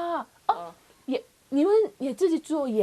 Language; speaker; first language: Chinese; non-native, learner; Korean